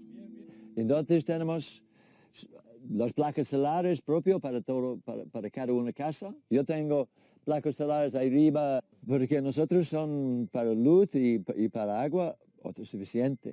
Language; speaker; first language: Spanish; non-native, learner; English